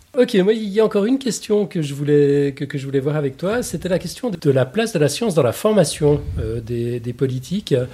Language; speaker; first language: French; native; French